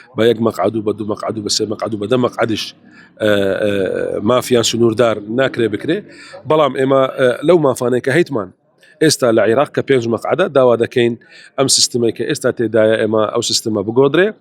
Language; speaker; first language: Central Kurdish; non-native, local second language; Assyrian Neo-Aramaic